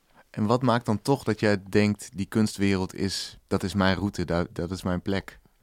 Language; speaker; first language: Dutch; native; Dutch